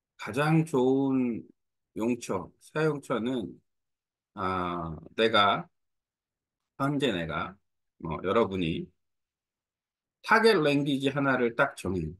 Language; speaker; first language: Korean; native; Korean